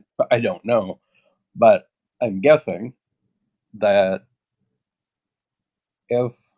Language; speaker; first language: English; native; English